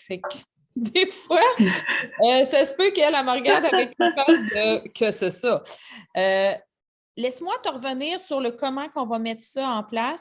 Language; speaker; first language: French; native; French